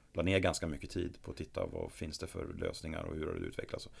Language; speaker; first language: Swedish; native; Swedish